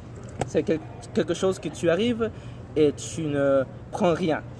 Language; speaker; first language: French; non-native, learner; English